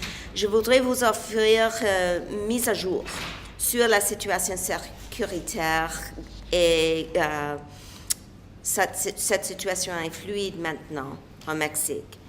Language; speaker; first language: French; non-native, local second language; English